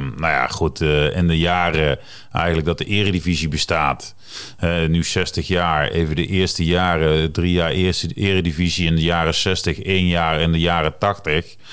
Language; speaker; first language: Dutch; native; Dutch